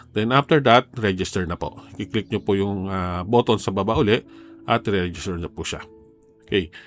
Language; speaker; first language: Filipino; native; Filipino